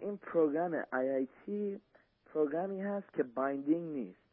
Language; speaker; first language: Persian; early bilingual, heritage; Persian